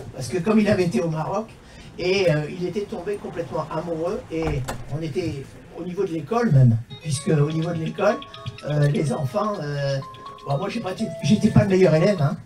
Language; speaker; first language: French; native; French